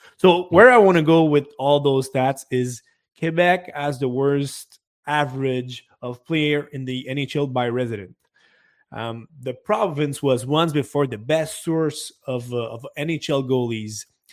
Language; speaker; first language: English; non-native, fluent; French